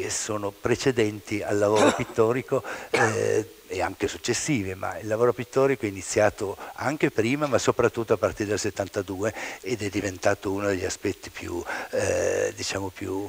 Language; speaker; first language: Italian; native; Italian